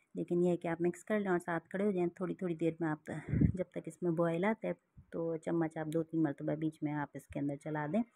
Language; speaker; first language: Urdu; native; Urdu